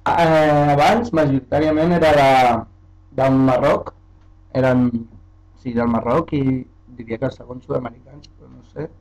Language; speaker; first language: Catalan; early bilingual, other home language; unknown